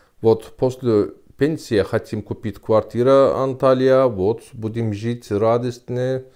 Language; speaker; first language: Russian; non-native, learner; Turkish